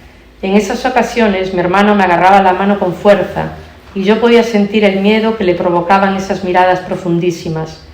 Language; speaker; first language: Spanish; native; Spanish